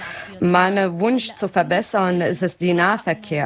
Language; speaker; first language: German; non-native, learner; Arabic